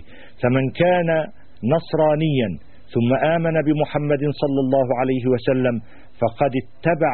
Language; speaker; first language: Arabic; native; Arabic